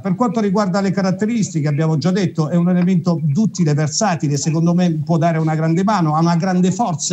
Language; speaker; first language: Italian; native; Italian